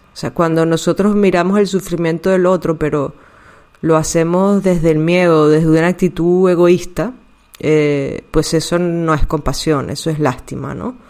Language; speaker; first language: Spanish; native; Spanish